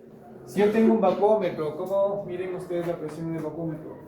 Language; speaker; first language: Spanish; native; Spanish